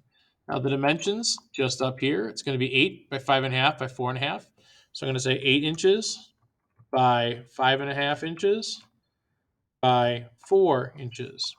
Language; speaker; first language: English; native; English